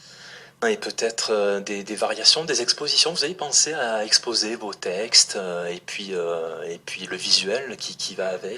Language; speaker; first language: French; native; French